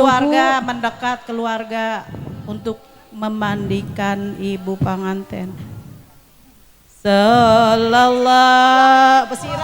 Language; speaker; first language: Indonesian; non-native, local second language; Sundanese